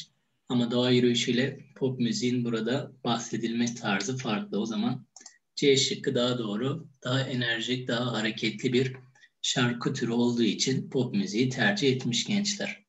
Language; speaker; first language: Turkish; native; Turkish